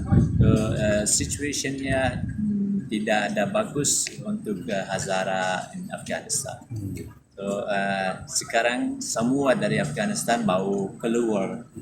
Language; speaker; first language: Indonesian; non-native, learner; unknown